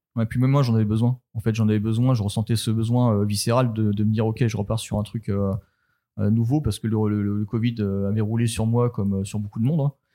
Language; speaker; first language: French; native; French